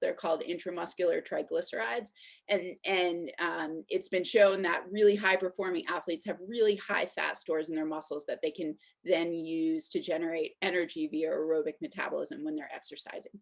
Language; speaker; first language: English; native; English